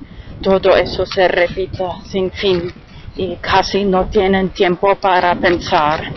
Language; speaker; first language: Spanish; non-native, fluent; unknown